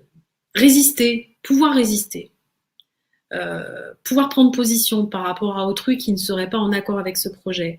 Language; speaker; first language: French; native; French